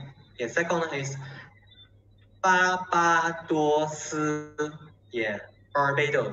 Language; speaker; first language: English; non-native, learner; Chinese